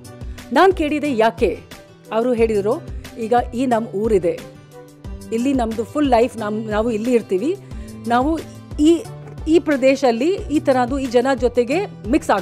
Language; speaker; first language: Kannada; non-native, learner; Hindi